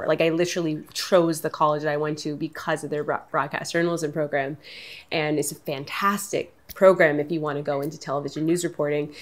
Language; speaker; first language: English; native; English